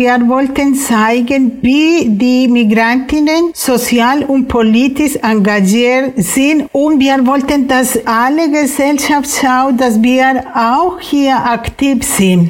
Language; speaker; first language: German; non-native, fluent; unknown